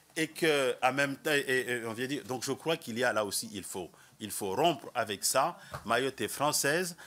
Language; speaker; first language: French; non-native, local second language; Comorian